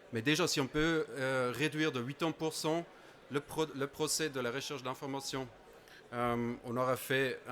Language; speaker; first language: French; non-native, fluent; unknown